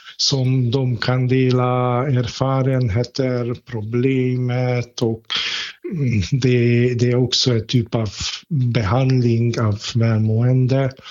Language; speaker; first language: Swedish; non-native, fluent; Hungarian